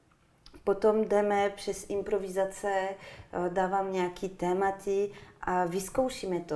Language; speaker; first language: Czech; non-native, fluent; French